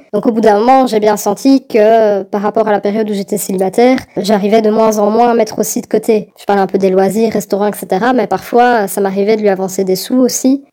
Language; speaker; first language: French; native; French